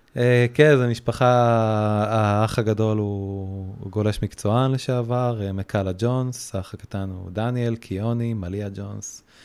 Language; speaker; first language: Hebrew; native; Hebrew